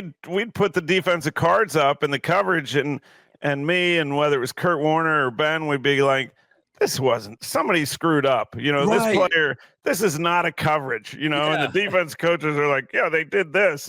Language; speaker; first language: English; native; English